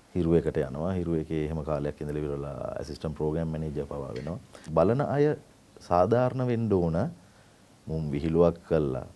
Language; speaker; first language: Sinhala; native; Sinhala